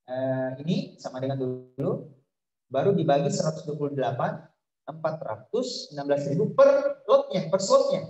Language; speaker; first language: Indonesian; native; Indonesian